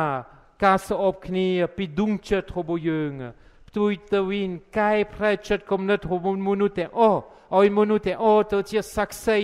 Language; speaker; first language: Khmer; non-native, fluent; French